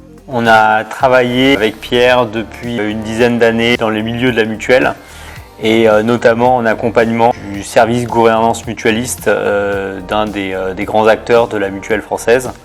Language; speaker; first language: French; native; French